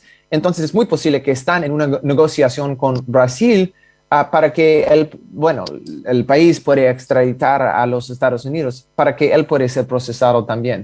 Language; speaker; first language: Spanish; non-native, fluent; English